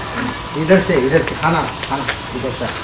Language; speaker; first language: Hindi; non-native, local second language; Bangla